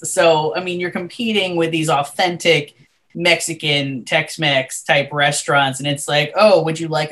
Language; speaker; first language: English; native; English